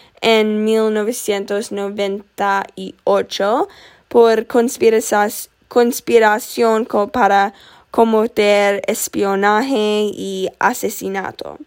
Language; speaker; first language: Spanish; non-native, learner; English